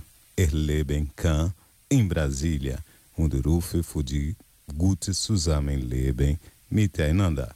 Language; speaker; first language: German; non-native, learner; Portuguese